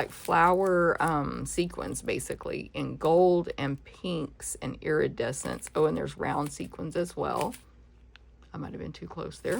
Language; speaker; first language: English; native; English